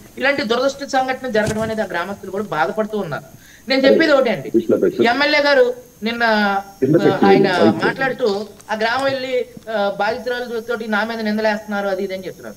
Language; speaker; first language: Telugu; native; Telugu